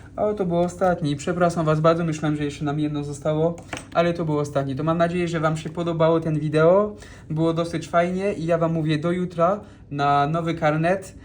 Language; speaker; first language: Polish; non-native, fluent; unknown